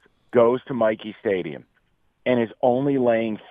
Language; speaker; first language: English; native; English